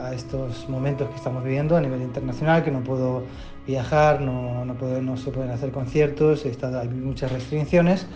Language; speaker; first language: Spanish; native; Spanish